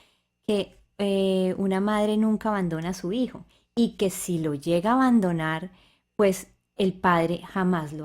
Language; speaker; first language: Spanish; native; Spanish